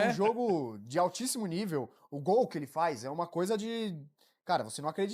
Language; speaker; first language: Portuguese; native; Portuguese